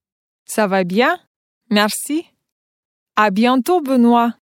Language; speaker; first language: French; non-native, fluent; Lithuanian